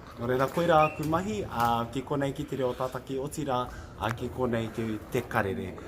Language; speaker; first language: Māori; native; Māori